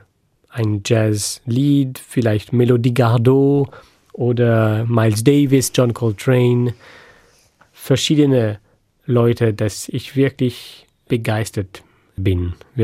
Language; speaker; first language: German; non-native, fluent; French